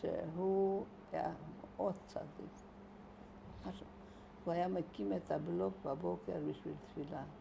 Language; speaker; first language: Hebrew; non-native, fluent; Hungarian